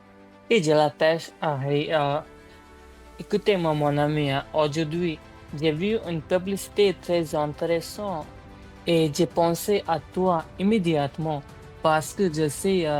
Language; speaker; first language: French; non-native, learner; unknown